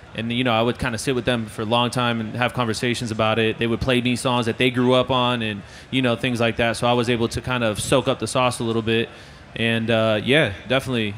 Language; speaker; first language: English; native; English